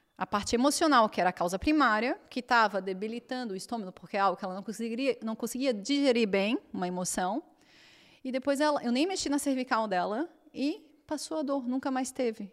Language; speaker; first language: Portuguese; native; Portuguese